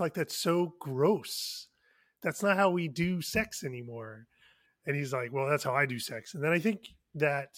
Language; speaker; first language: English; native; English